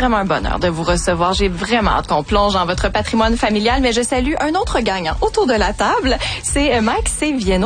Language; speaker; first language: French; native; French